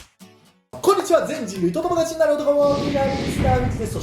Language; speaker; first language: Japanese; native; Japanese